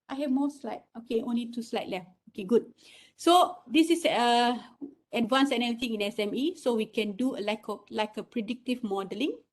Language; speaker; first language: English; non-native, local second language; Malay